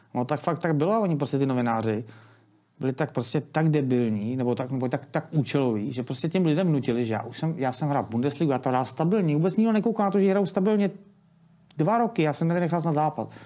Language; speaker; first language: Czech; native; Czech